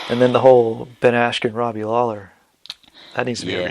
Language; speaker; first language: English; native; English